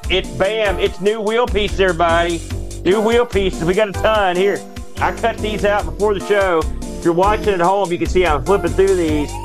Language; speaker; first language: English; native; English